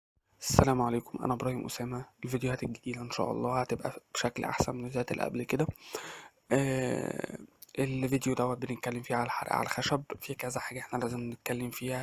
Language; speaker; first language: Arabic; native; Arabic